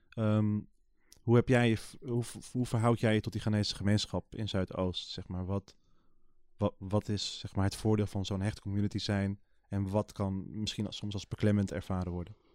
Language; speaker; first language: Dutch; early bilingual, other home language; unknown